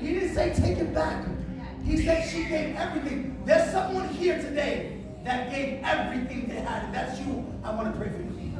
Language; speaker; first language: English; early bilingual, other home language; Spanish